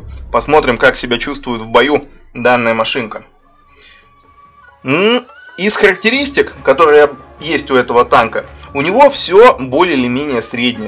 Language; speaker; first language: Russian; native; Russian